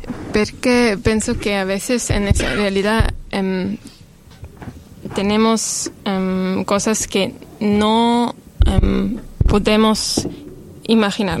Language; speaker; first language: Spanish; non-native, learner; French